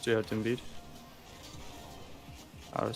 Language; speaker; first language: Welsh; non-native, local second language; English